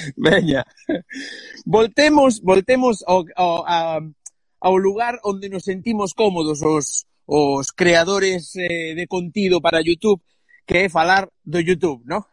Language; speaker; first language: Galician; non-native, local second language; Spanish